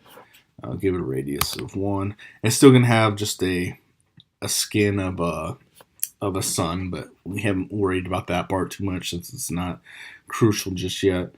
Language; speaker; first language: English; native; English